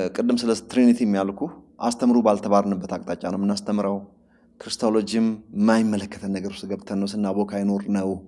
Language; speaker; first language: Amharic; non-native, local second language; Oromo